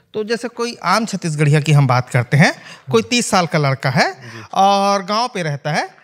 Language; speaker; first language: Hindi; native; Hindi